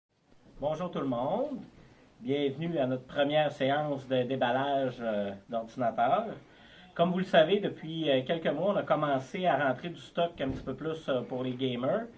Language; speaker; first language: French; native; French